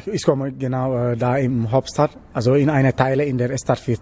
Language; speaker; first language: German; non-native, learner; Wolof